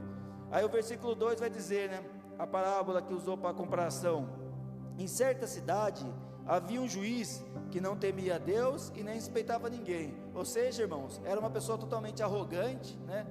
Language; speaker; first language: Portuguese; native; Portuguese